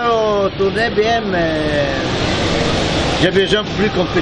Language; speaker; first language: French; non-native, learner; Italian